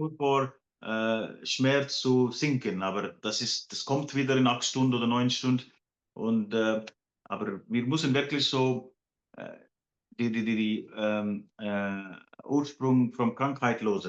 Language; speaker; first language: German; non-native, fluent; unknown